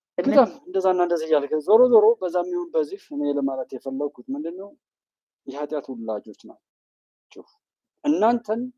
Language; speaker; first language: Amharic; native; Amharic